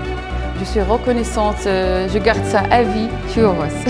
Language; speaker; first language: French; non-native, fluent; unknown